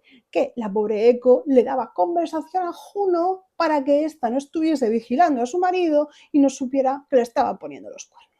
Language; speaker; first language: Spanish; native; Spanish